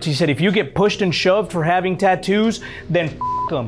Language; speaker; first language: English; early bilingual, other home language; Spanish